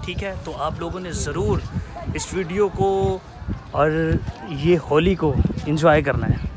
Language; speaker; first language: Urdu; non-native, local second language; Punjabi